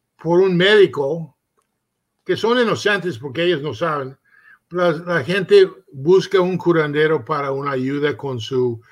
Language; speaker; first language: Spanish; early bilingual, heritage; Spanish